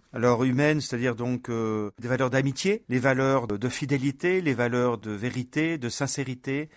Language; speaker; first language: French; native; French